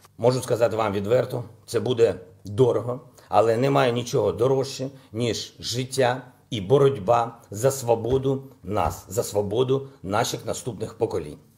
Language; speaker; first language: Ukrainian; non-native, local second language; Russian